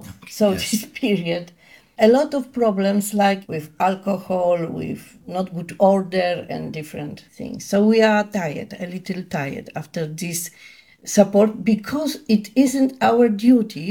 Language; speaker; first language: English; non-native, learner; Polish